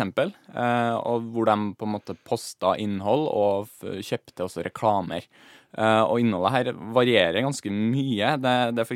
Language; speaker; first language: Norwegian; native; Norwegian